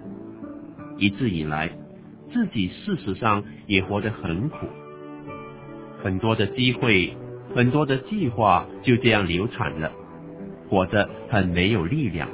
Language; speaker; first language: Chinese; native; Chinese